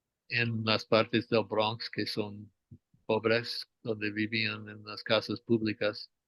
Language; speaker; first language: Spanish; non-native, fluent; English